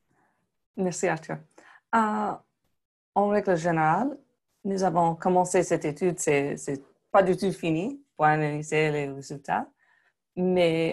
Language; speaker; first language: French; non-native, fluent; English